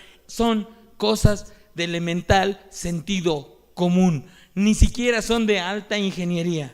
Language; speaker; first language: Spanish; native; Spanish